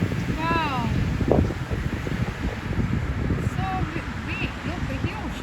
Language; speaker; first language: English; non-native, fluent; Spanish